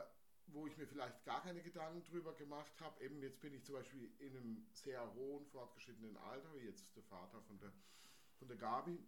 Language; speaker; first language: German; native; German